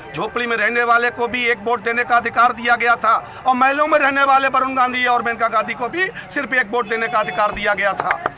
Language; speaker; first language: Hindi; native; Hindi